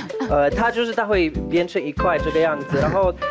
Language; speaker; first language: Chinese; non-native, fluent; Polish